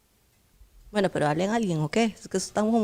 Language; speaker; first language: Spanish; native; Spanish